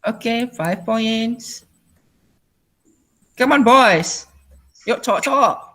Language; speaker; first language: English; non-native, learner; Indonesian